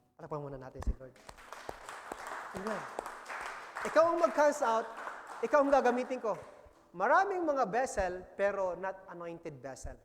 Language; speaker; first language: Filipino; non-native, local second language; Masbatenyo